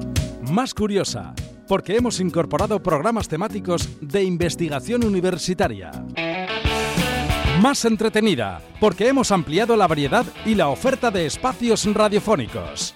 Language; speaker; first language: Spanish; native; Spanish